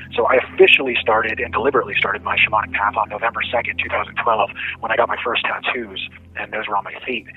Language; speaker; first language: English; native; English